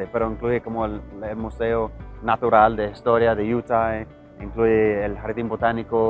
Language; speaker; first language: Spanish; early bilingual, heritage; Spanish